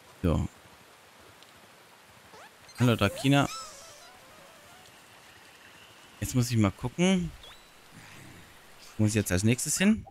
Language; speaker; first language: German; native; German